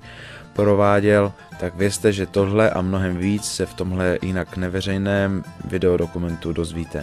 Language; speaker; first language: Czech; native; Czech